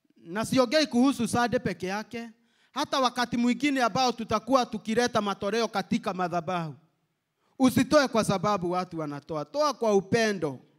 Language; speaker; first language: Swahili; non-native, local second language; Kikuyu